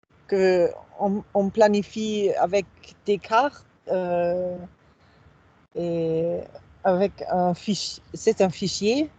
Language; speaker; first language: French; non-native, fluent; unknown